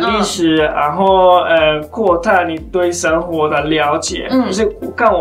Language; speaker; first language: Chinese; non-native, fluent; Spanish